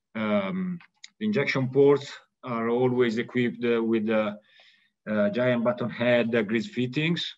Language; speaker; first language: English; non-native, fluent; Italian